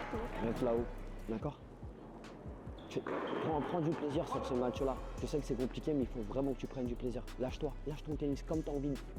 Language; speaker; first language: French; native; French